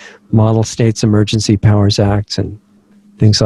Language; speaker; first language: English; native; English